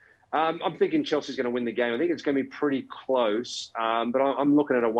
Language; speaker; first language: English; native; English